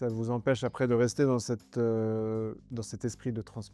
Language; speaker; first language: French; native; French